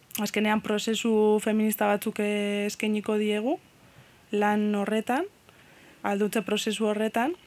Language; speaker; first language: Basque; non-native, fluent; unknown